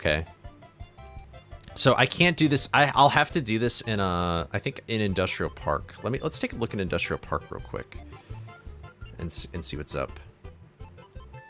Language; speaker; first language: English; native; English